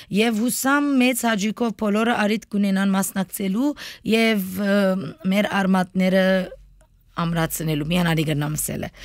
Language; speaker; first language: Armenian; early bilingual, heritage; Armenian